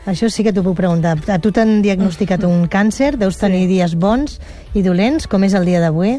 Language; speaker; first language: Catalan; native; Catalan